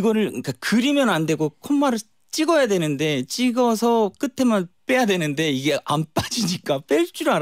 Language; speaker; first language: Korean; native; Korean